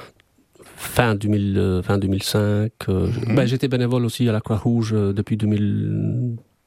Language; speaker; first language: French; non-native, fluent; Albanian